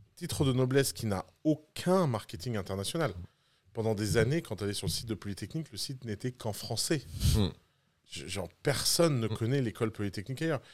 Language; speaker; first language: French; native; French